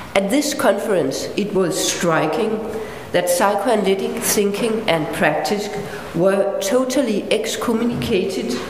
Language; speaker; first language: English; non-native, fluent; Danish